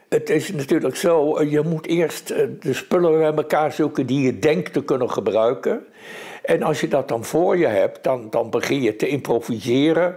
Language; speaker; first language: Dutch; native; Dutch